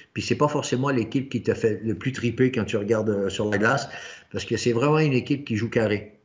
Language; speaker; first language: French; native; French